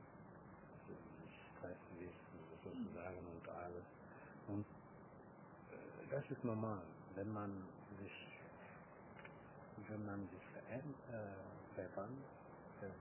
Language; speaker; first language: German; non-native, learner; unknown